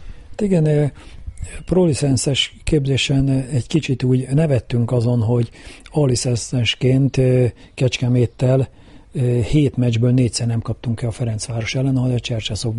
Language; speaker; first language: Hungarian; native; Hungarian